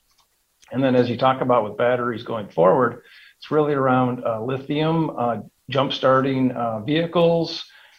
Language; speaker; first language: English; native; English